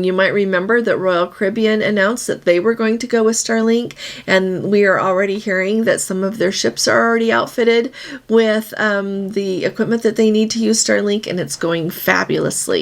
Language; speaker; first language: English; native; English